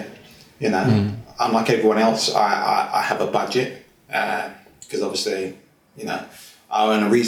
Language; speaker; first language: English; native; English